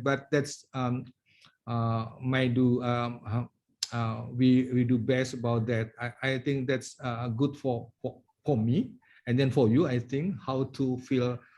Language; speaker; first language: English; non-native, learner; Indonesian